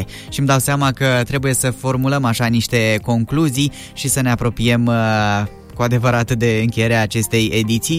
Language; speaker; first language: Romanian; native; Romanian